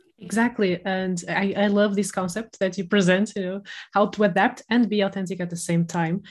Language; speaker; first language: English; non-native, fluent; Spanish